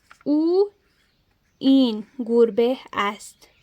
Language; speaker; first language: Persian; non-native, learner; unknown